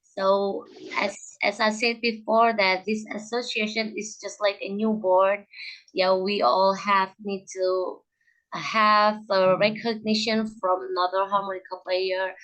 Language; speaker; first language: English; non-native, learner; Indonesian